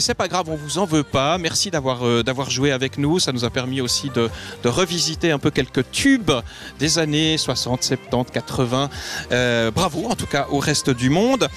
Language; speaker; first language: French; native; French